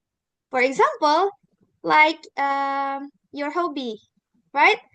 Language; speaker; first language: English; non-native, learner; Indonesian